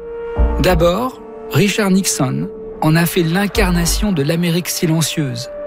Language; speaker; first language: French; native; French